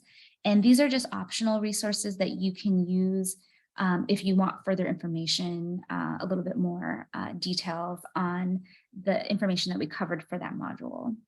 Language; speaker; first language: English; native; English